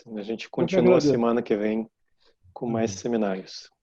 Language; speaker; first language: Portuguese; non-native, fluent; Russian